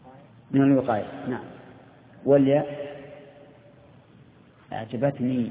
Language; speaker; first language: Arabic; native; Arabic